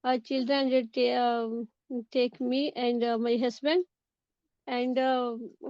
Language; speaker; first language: English; non-native, learner; Urdu